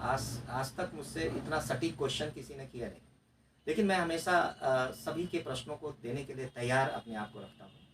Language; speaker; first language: Hindi; non-native, local second language; Maithili